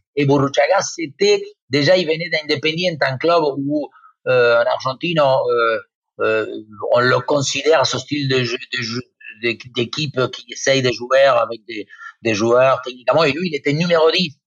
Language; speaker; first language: French; non-native, fluent; Spanish